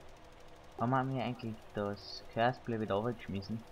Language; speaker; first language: German; native; German